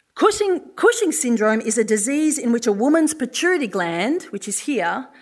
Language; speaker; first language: English; native; English